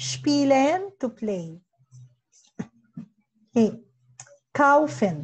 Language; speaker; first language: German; non-native, learner; Filipino